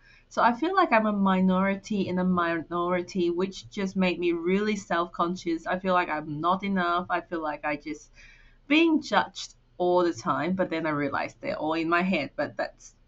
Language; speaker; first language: English; non-native, local second language; Cantonese